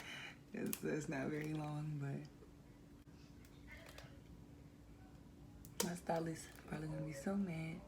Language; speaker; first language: English; native; English